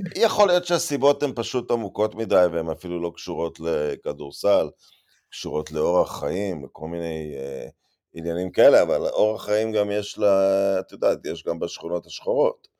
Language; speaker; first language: Hebrew; native; Hebrew